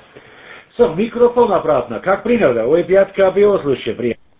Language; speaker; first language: Russian; non-native, learner; German